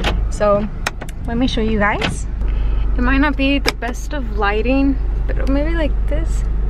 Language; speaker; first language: English; early bilingual, other home language; Spanish